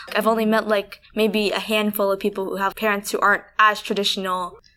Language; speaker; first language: English; early bilingual, other home language; Vietnamese